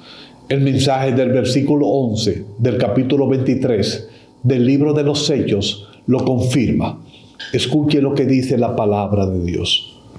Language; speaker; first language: Spanish; native; Spanish